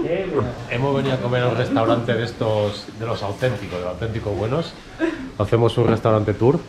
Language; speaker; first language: Spanish; native; Spanish